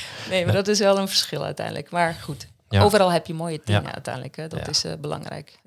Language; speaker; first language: Dutch; non-native, fluent; Swiss German